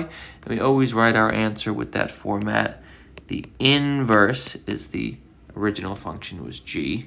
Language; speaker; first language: English; native; English